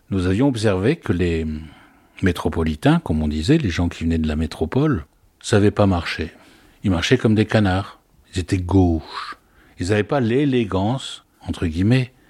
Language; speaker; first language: French; native; French